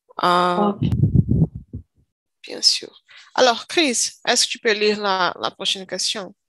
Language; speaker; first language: French; non-native, learner; Portuguese